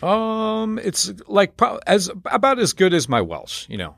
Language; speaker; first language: English; native; English